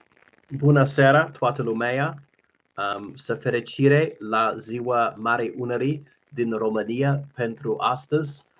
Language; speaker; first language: Romanian; non-native, learner; English